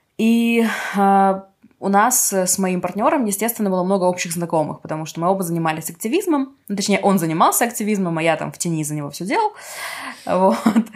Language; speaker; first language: Russian; non-native, local second language; Ukrainian